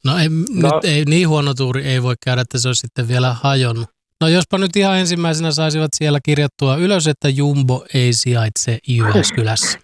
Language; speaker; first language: Finnish; native; Finnish